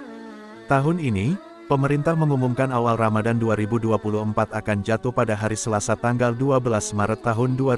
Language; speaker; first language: Indonesian; native; Indonesian